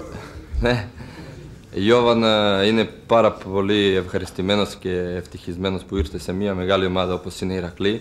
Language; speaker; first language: Greek; non-native, fluent; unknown